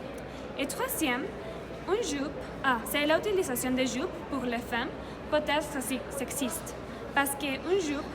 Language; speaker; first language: French; non-native, learner; Spanish